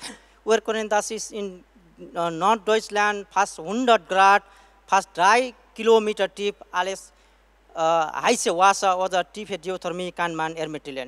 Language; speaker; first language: German; non-native, learner; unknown